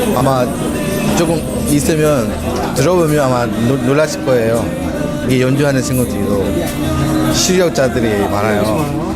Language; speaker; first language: Korean; non-native, fluent; Burmese